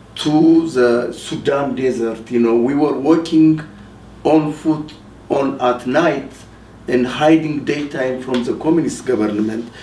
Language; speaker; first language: English; non-native, fluent; Amharic